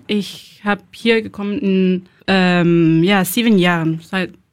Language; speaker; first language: German; non-native, learner; Spanish